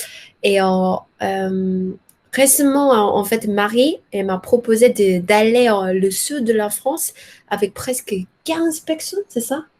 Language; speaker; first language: French; non-native, learner; Korean